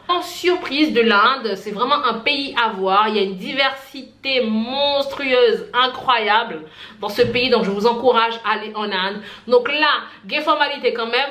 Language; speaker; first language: French; non-native, local second language; Haitian Creole